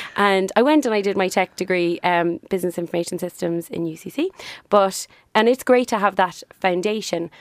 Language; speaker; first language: English; native; English